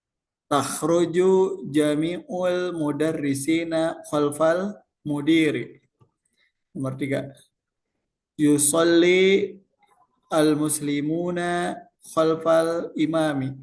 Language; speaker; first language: Arabic; non-native, fluent; Indonesian